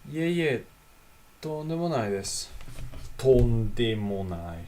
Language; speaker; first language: Japanese; non-native, learner; Italian